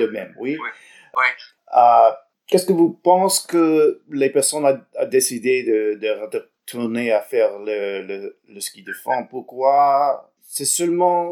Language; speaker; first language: French; non-native, learner; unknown